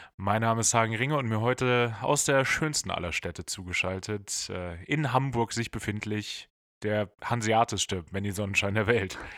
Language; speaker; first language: German; native; German